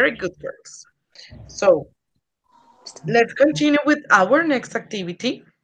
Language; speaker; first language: English; non-native, fluent; Spanish